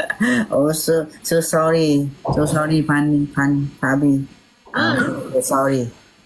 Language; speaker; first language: English; non-native, learner; Thai